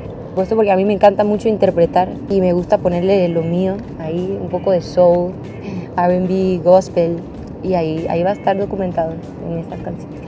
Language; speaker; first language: Spanish; early bilingual, other home language; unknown